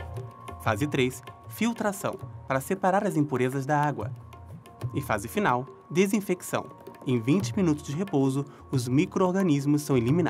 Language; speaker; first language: Portuguese; native; Portuguese